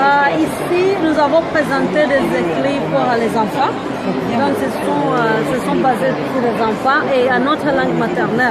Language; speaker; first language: French; non-native, local second language; Kinyarwanda